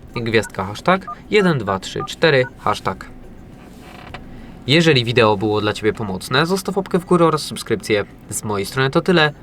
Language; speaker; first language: Polish; native; Polish